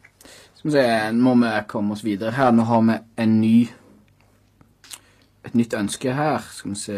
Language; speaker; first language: Norwegian; native; Norwegian